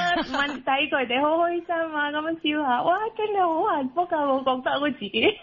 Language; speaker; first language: Cantonese; non-native, learner; Indonesian